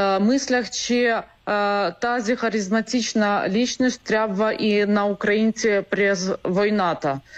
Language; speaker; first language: Bulgarian; non-native, learner; Ukrainian